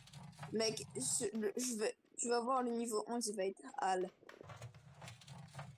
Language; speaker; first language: French; native; French